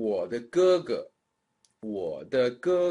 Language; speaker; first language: Chinese; non-native, fluent; English